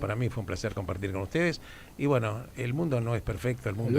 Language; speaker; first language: Spanish; native; Spanish